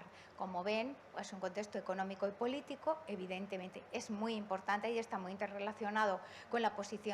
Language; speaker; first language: Spanish; native; Spanish